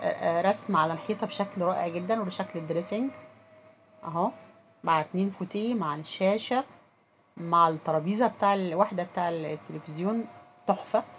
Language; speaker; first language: Arabic; native; Arabic